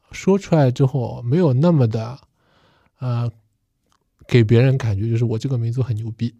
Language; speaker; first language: Chinese; non-native, fluent; Korean